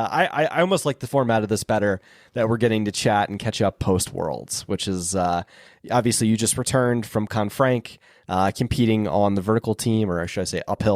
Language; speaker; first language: English; native; English